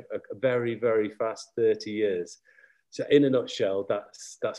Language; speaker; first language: English; native; English